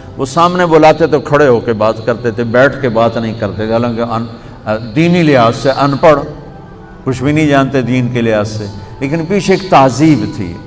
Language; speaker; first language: Urdu; non-native, local second language; Punjabi